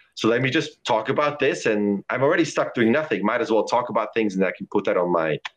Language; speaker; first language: English; non-native, fluent; German